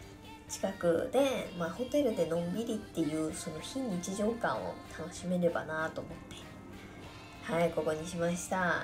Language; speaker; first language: Japanese; native; Japanese